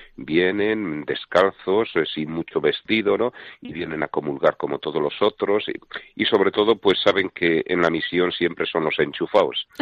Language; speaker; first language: Spanish; native; Spanish